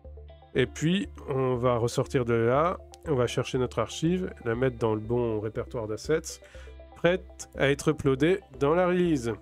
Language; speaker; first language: French; native; French